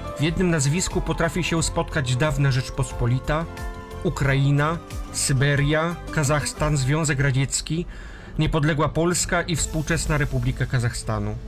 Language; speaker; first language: Polish; native; Polish